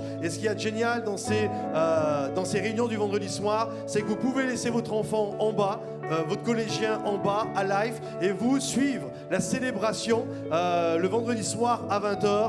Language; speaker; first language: French; native; French